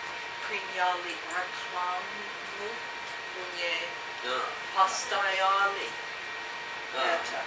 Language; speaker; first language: Russian; non-native, learner; English